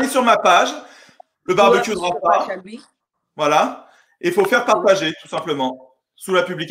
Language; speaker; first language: French; native; French